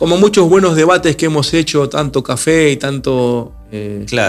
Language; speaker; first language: Spanish; native; Spanish